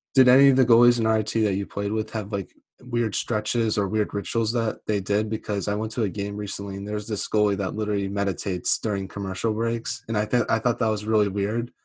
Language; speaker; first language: English; native; English